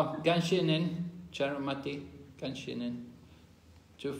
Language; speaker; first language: Chinese; non-native, fluent; English